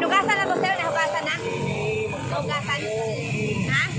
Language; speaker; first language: Filipino; non-native, local second language; Cebuano